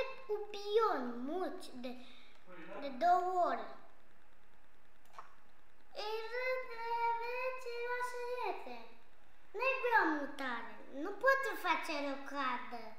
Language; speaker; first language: Romanian; non-native, learner; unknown